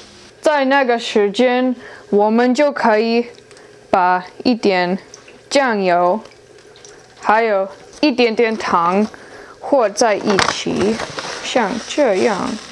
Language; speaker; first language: Chinese; non-native, learner; English